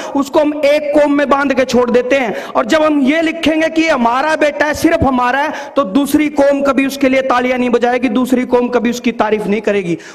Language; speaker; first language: Hindi; native; Hindi